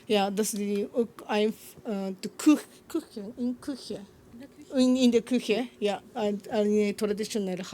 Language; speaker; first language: German; non-native, learner; Japanese